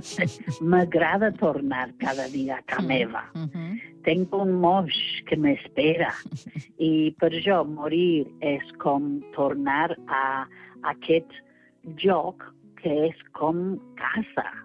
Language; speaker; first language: Catalan; non-native, fluent; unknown